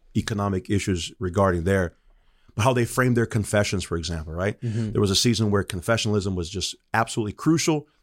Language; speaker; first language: English; non-native, fluent; Portuguese